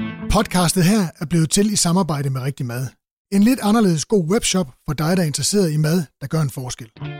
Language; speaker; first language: Danish; native; Danish